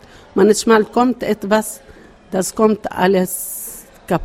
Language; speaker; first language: German; non-native, learner; Arabic